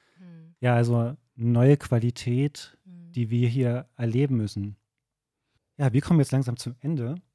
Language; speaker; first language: German; native; German